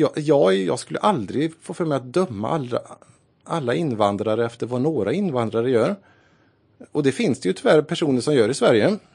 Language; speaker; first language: Swedish; native; Swedish